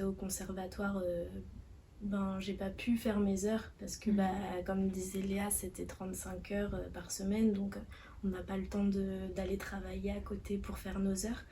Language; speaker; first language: French; native; French